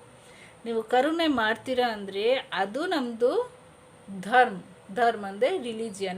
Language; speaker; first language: Kannada; non-native, local second language; Hindi